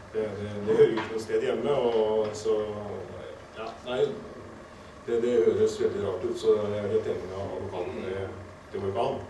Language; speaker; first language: Norwegian; native; Norwegian